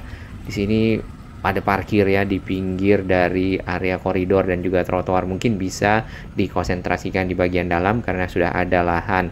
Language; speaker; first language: Indonesian; native; Indonesian